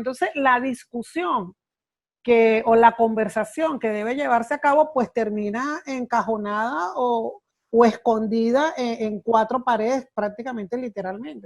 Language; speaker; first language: Spanish; native; Spanish